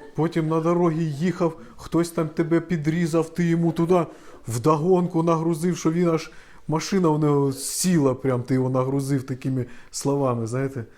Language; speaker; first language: Ukrainian; non-native, local second language; Russian